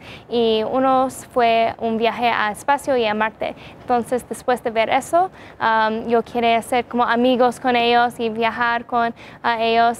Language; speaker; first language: Spanish; non-native, learner; English